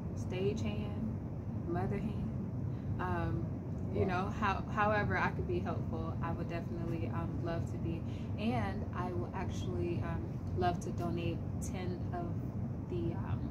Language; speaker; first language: English; native; English